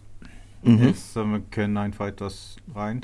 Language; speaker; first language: German; non-native, fluent; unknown